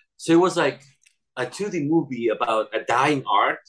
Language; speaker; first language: English; non-native, fluent; Spanish